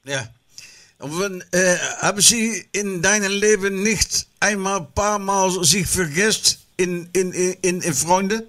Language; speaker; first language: German; non-native, learner; Dutch